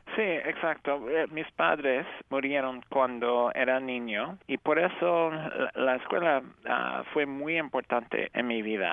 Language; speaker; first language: Spanish; non-native, fluent; English